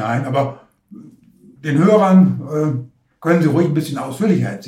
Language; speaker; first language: German; native; German